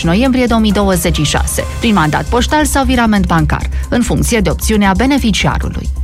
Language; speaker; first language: Romanian; native; Romanian